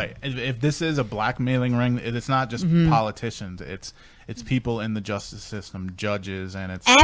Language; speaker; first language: English; native; English